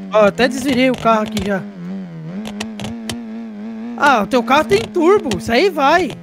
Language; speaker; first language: Portuguese; native; Portuguese